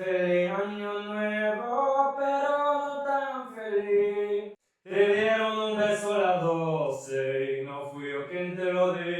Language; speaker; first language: Spanish; non-native, fluent; English